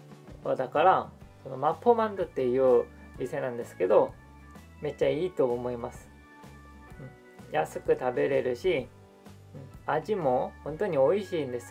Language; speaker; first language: Japanese; non-native, fluent; Korean